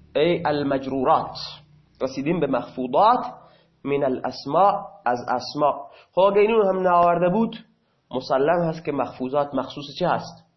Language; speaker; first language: Persian; non-native, local second language; Baluchi